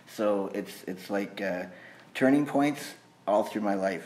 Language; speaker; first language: English; native; English